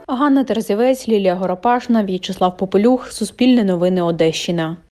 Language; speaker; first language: Ukrainian; native; Ukrainian